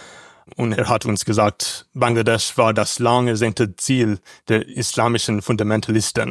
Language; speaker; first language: German; non-native, learner; English